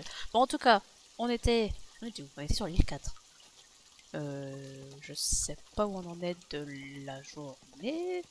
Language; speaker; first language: French; native; French